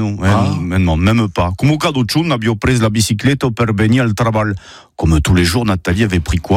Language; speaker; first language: French; native; French